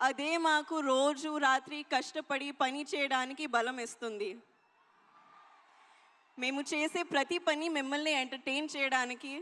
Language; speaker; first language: Telugu; non-native, learner; Hindi